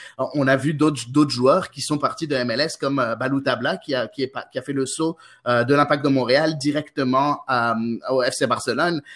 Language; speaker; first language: French; non-native, local second language; Arabic